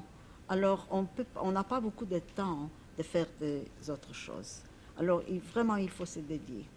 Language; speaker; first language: French; non-native, fluent; Polish